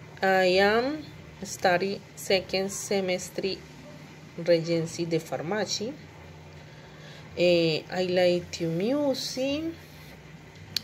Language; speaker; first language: English; non-native, learner; Spanish